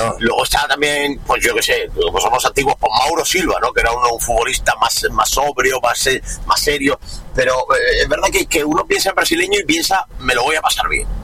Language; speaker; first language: Spanish; native; Spanish